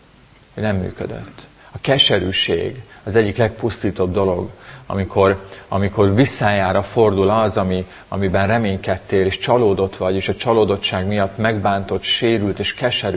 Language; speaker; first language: Hungarian; native; Hungarian